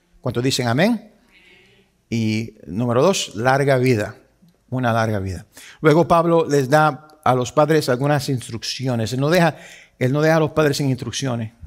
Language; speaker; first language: Spanish; early bilingual, heritage; Spanish